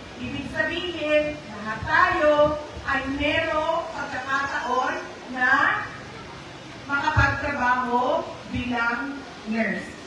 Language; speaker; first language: Filipino; non-native, local second language; Cebuano